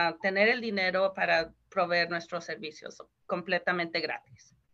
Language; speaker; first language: Spanish; early bilingual, heritage; Spanish